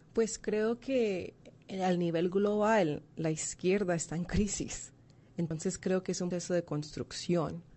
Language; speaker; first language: Spanish; early bilingual, heritage; Spanish